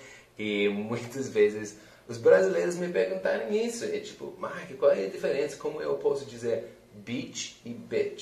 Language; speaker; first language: Portuguese; non-native, fluent; English